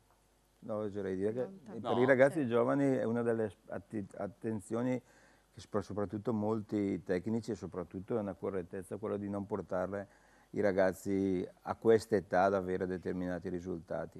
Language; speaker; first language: Italian; native; Italian